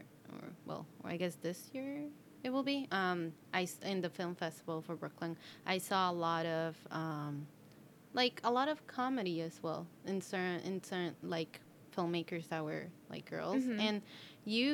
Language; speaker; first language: English; non-native, fluent; Spanish